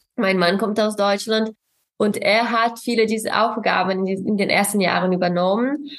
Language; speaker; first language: German; non-native, fluent; Portuguese